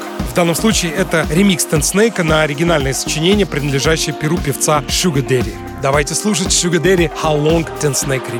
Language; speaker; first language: Russian; native; Russian